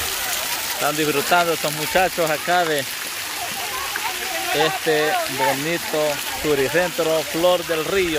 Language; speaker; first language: Spanish; native; Spanish